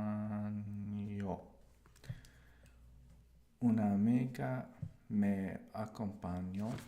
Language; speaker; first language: Spanish; non-native, learner; English